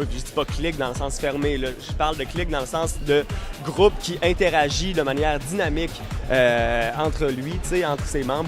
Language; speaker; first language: French; native; French